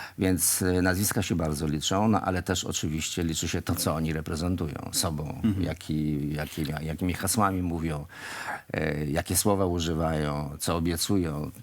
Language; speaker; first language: Polish; native; Polish